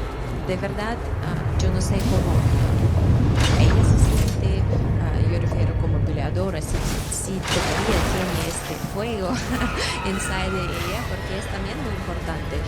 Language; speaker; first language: Spanish; non-native, fluent; Russian